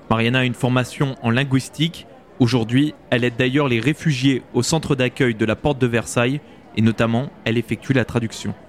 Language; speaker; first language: French; native; French